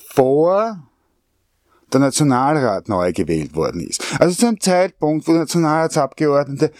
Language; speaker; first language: German; native; German